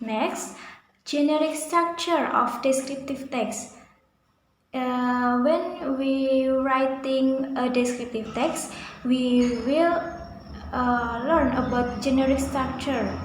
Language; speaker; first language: English; non-native, learner; Indonesian